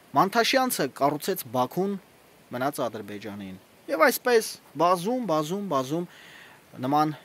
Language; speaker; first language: Armenian; native; Armenian